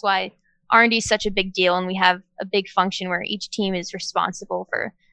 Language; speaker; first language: English; native; English